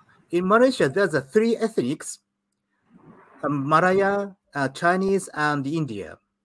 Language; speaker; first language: English; non-native, learner; Japanese